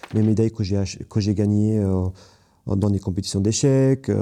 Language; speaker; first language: French; non-native, fluent; Arabic